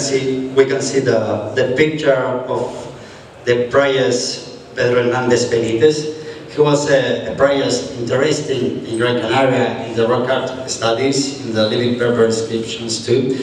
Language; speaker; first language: English; non-native, fluent; Spanish